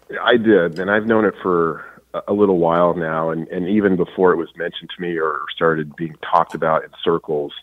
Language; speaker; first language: English; native; English